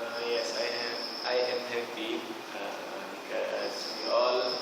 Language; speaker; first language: English; non-native, local second language; Malay